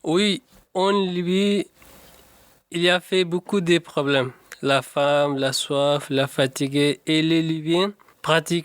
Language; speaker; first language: French; non-native, learner; Tigrinya